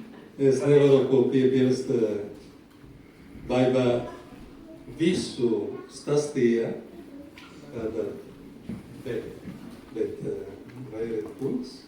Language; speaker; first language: Latvian; non-native, learner; Italian